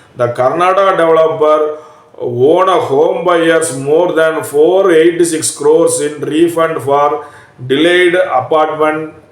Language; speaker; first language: English; non-native, local second language; Tamil